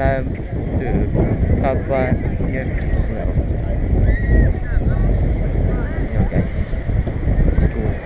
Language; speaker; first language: English; non-native, local second language; Filipino